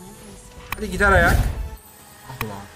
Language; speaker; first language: Turkish; native; Turkish